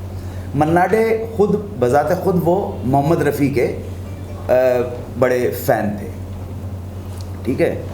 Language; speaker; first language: Hindi; native; Hindi